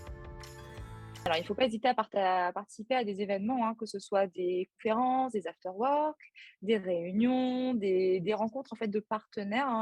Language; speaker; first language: French; native; French